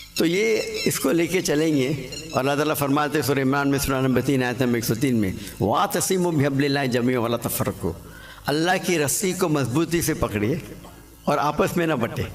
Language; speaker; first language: Urdu; non-native, local second language; English